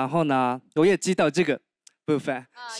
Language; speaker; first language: Chinese; non-native, learner; Japanese